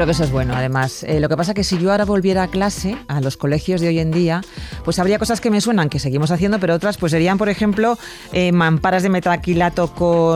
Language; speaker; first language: Spanish; native; Spanish